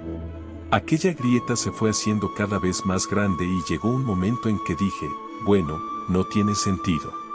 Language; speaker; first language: Spanish; native; Spanish